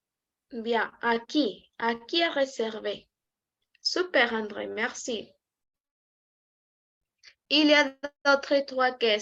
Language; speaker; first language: French; non-native, fluent; Spanish